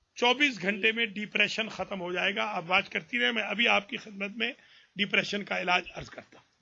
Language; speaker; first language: Urdu; native; Urdu